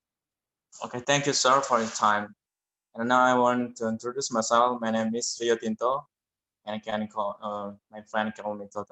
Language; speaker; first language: English; non-native, learner; Indonesian